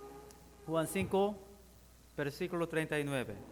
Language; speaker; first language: Spanish; non-native, learner; Korean